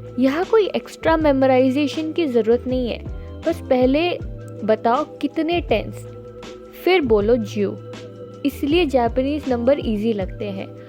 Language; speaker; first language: Hindi; native; Hindi